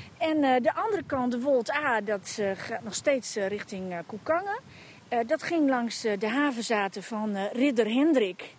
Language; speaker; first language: Dutch; native; Dutch